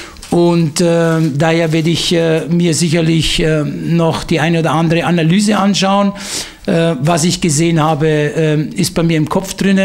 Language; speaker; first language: German; non-native, fluent; Italian